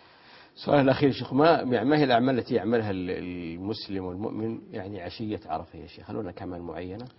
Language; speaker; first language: Arabic; native; Arabic